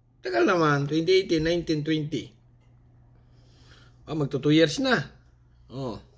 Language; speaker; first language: Filipino; non-native, local second language; Cebuano